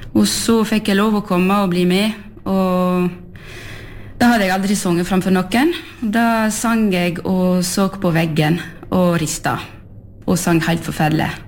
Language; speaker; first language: Norwegian; early bilingual, heritage; French